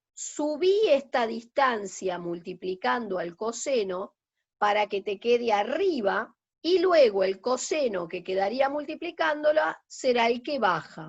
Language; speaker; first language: Spanish; native; Spanish